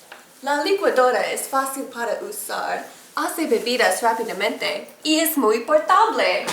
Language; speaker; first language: Spanish; non-native, learner; English